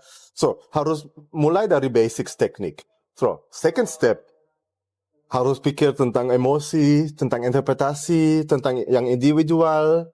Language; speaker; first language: Indonesian; early bilingual, heritage; German